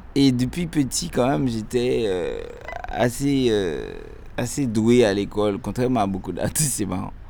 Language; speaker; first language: French; non-native, local second language; Haitian Creole